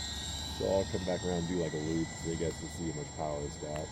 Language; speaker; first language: English; native; English